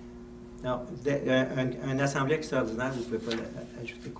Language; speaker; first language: French; native; French